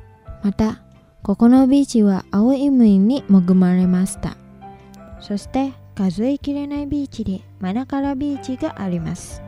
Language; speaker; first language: Japanese; non-native, fluent; Indonesian